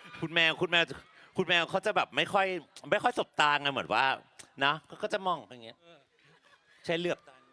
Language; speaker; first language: Thai; native; Thai